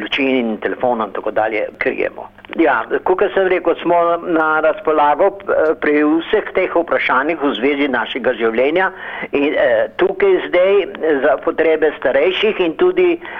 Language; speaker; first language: Slovenian; early bilingual, heritage; Slovenian